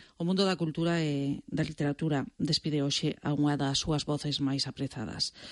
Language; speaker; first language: Galician; native; Galician